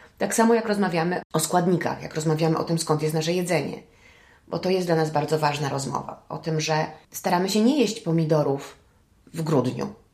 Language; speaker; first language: Polish; early bilingual, heritage; Polish